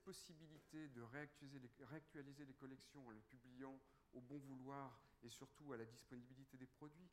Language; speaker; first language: French; native; French